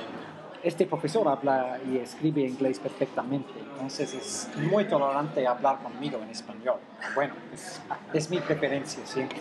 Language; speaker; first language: Spanish; non-native, fluent; English